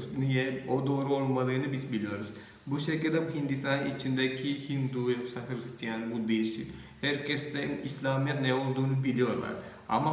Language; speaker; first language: Turkish; non-native, fluent; Malayalam